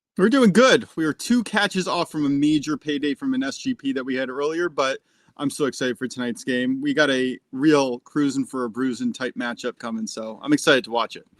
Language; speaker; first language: English; native; English